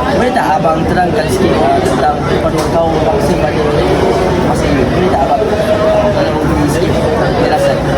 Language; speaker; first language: Malay; native; Malay